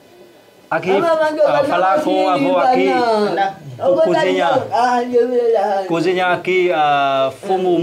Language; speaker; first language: Portuguese; non-native, learner; Vietnamese